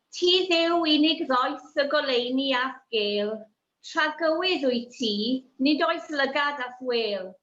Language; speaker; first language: Welsh; native; Welsh